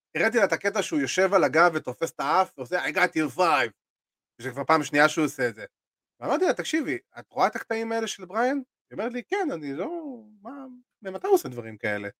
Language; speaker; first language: Hebrew; native; Hebrew